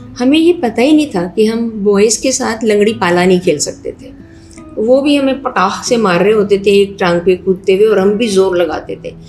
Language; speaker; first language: Urdu; native; Urdu